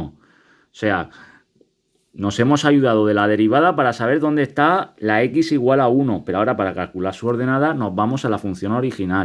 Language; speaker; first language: Spanish; native; Spanish